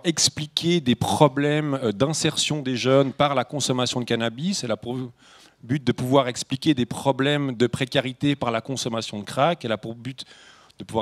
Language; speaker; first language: French; native; French